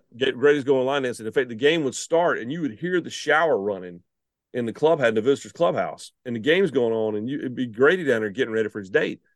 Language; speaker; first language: English; native; English